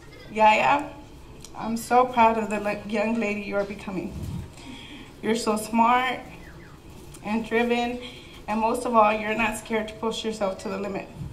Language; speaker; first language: English; early bilingual, other home language; Spanish